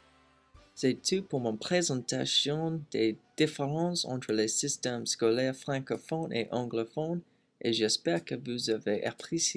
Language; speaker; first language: French; non-native, learner; English